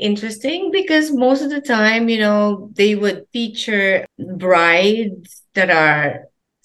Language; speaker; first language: English; non-native, local second language; Filipino